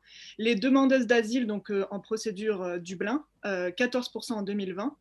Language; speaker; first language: French; native; French